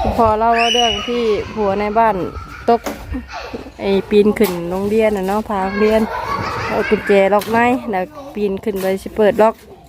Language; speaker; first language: Thai; native; Thai